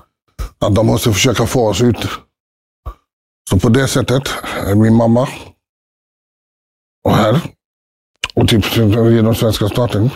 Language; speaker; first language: Swedish; early bilingual, other home language; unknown